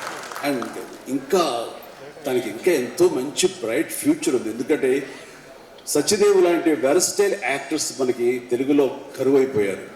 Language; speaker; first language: Telugu; native; Telugu